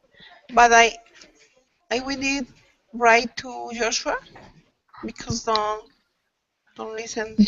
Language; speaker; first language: English; non-native, learner; Spanish